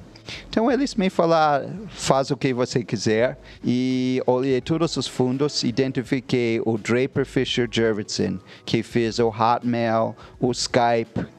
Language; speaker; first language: Portuguese; non-native, fluent; English